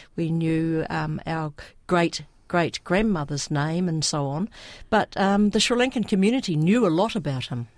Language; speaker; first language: English; early bilingual, other home language; Sinhala